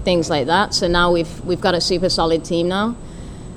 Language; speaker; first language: English; native; English